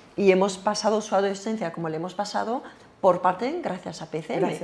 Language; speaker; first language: Spanish; non-native, fluent; French